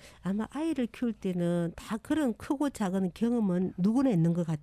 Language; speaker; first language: Korean; native; Korean